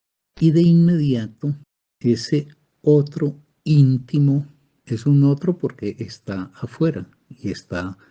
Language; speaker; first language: Spanish; native; Spanish